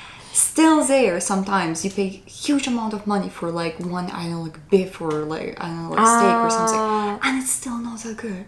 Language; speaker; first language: English; non-native, fluent; Russian